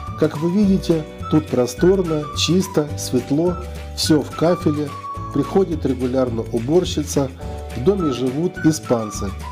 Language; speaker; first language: Russian; native; Russian